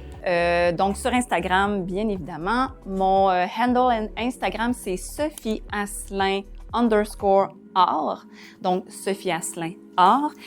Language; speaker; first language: French; native; French